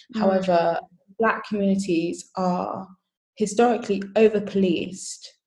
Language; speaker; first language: English; native; English